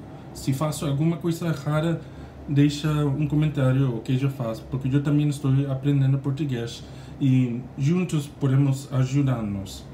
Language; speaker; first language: Portuguese; non-native, learner; English